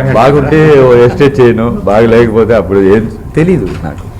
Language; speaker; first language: Telugu; non-native, learner; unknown